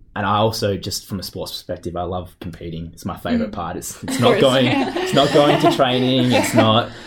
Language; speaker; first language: English; native; English